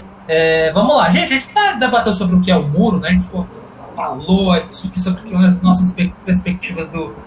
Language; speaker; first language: Portuguese; native; Portuguese